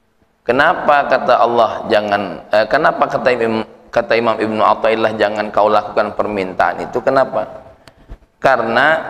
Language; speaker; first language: Indonesian; native; Indonesian